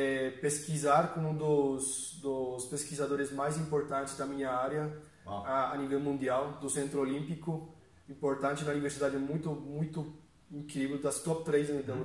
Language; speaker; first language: Portuguese; non-native, fluent; Spanish